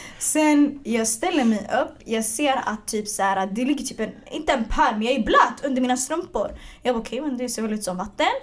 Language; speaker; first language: Swedish; early bilingual, other home language; Arabic